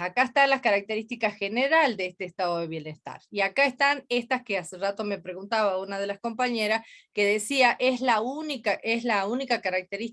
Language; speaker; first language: Spanish; native; Spanish